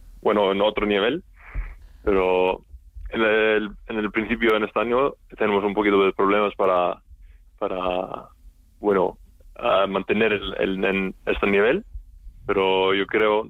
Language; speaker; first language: Spanish; non-native, learner; Icelandic